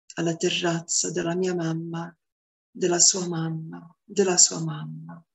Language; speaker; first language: Italian; early bilingual, heritage; Italian